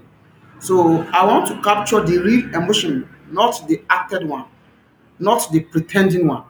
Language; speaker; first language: English; non-native, local second language; Yoruba